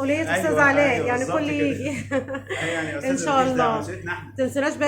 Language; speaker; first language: Arabic; native; Arabic